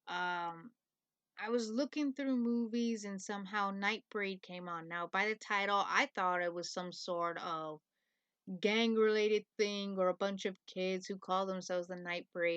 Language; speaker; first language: English; native; English